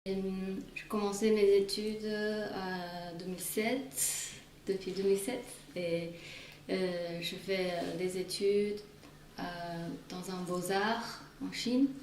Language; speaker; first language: French; non-native, fluent; Chinese